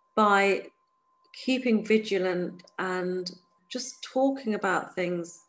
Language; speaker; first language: English; native; English